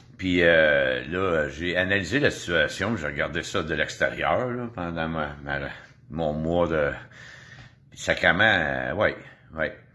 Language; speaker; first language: French; native; French